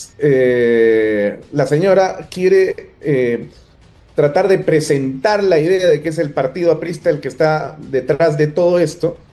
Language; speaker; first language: Spanish; native; Spanish